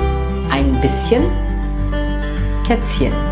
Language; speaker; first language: German; non-native, fluent; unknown